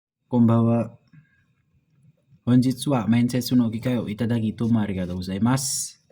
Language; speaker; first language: Japanese; non-native, learner; Indonesian